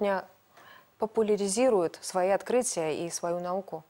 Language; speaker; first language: Russian; native; Russian